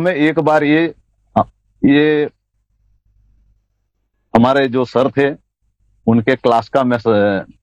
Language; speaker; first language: Hindi; non-native, local second language; Gujarati